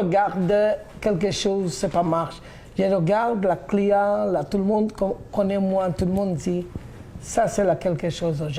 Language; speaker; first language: French; non-native, learner; Bangla